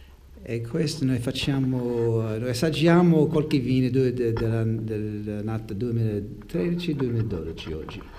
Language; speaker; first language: Italian; non-native, learner; English